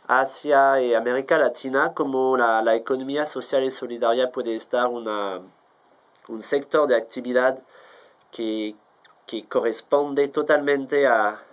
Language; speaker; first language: Spanish; non-native, fluent; French